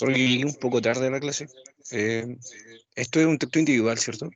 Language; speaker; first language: Spanish; native; Spanish